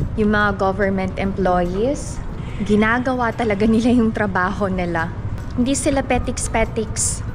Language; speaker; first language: Filipino; native; Filipino